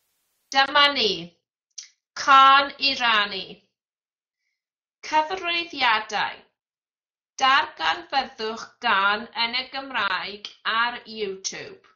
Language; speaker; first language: Welsh; non-native, fluent; English